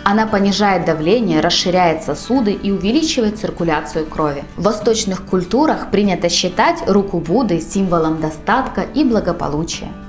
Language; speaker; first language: Russian; native; Russian